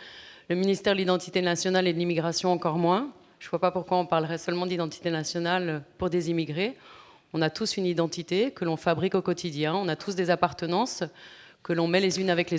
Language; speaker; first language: French; native; French